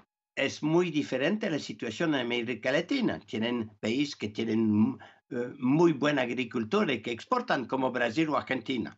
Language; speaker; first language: Spanish; non-native, fluent; French